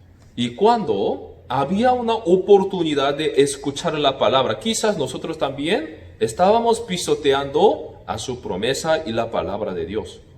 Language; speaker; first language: Spanish; non-native, fluent; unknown